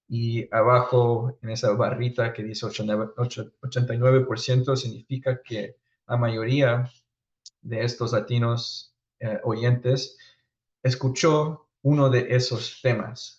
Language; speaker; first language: Spanish; early bilingual, heritage; Spanish